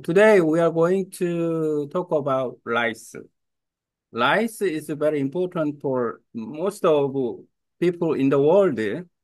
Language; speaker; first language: English; non-native, learner; Korean